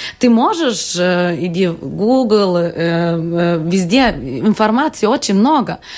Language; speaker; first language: Russian; non-native, fluent; Lithuanian